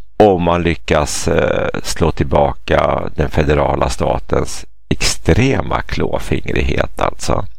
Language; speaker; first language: Swedish; native; Swedish